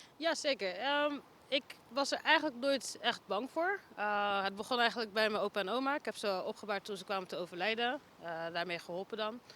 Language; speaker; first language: Dutch; native; Dutch